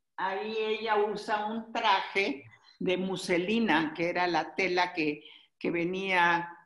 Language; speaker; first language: Spanish; native; Spanish